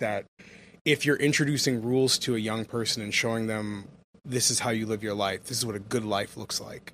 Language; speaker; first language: English; native; English